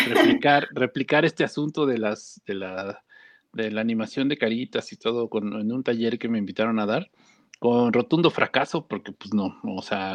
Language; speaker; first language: Spanish; native; Spanish